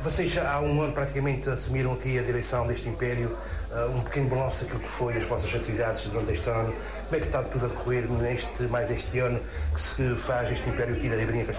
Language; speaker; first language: Portuguese; native; Portuguese